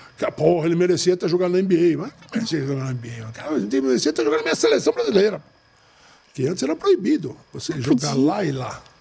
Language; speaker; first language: Portuguese; native; Portuguese